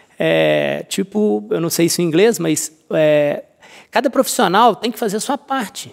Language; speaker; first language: Portuguese; native; Portuguese